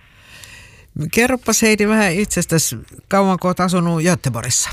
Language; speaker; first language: Finnish; native; Finnish